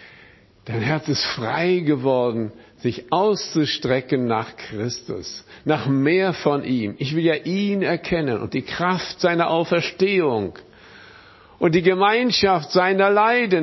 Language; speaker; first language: German; non-native, fluent; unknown